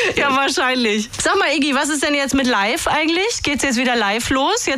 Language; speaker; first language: German; native; German